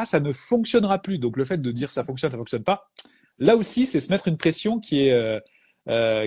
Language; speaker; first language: French; native; French